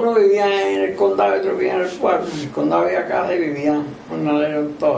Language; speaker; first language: Spanish; native; Spanish